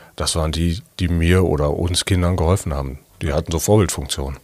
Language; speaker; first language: German; native; German